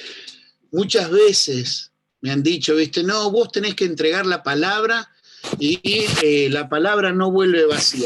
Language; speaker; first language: Spanish; native; Spanish